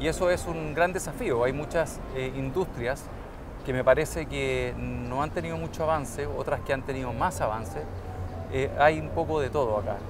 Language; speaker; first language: Spanish; native; Spanish